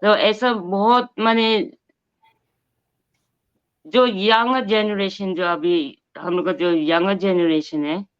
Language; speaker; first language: Hindi; non-native, local second language; Bangla